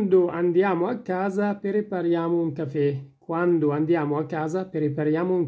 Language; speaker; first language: Italian; non-native, fluent; Persian